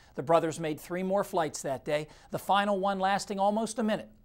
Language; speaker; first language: English; native; English